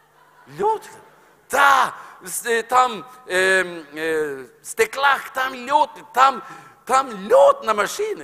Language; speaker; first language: Russian; non-native, fluent; Norwegian